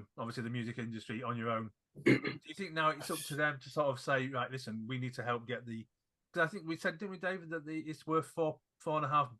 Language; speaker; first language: English; native; English